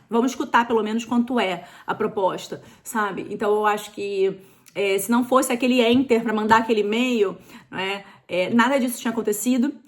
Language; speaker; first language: Portuguese; native; Portuguese